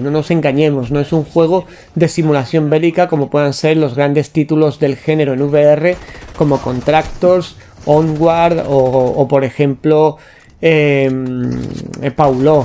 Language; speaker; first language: Spanish; native; Spanish